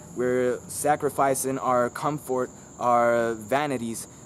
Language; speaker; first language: English; non-native, local second language; Spanish